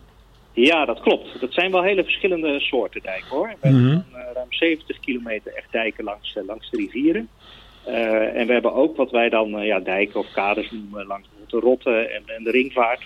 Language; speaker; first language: Dutch; native; Dutch